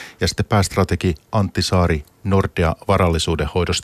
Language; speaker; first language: Finnish; native; Finnish